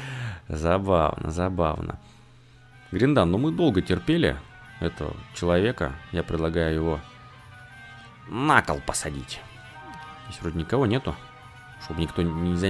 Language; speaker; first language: Russian; native; Russian